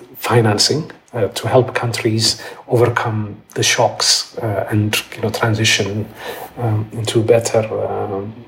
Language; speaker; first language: English; non-native, fluent; Amharic